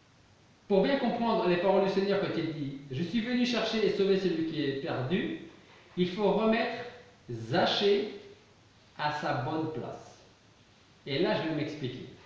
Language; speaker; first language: French; native; French